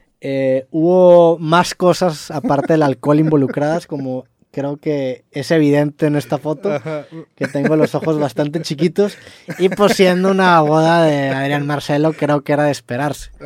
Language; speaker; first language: Spanish; native; Spanish